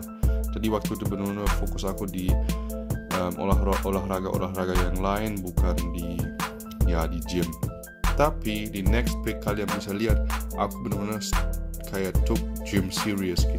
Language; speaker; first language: Indonesian; early bilingual, heritage; Indonesian